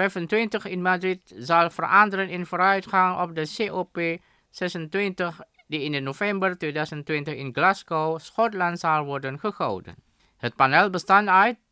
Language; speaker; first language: Dutch; non-native, fluent; Indonesian